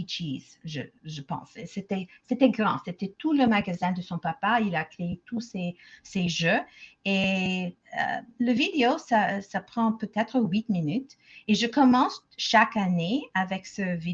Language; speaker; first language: French; non-native, local second language; English